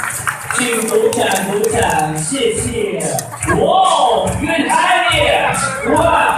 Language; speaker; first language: Chinese; non-native, learner; Thai